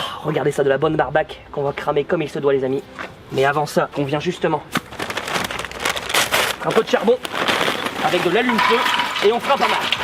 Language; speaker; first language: French; native; French